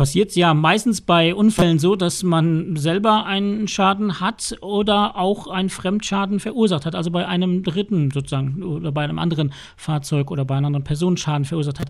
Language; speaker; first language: German; native; German